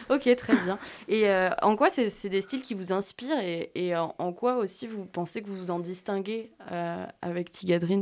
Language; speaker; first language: French; native; French